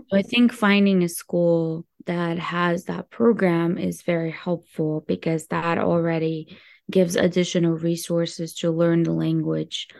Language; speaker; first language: English; early bilingual, other home language; Hebrew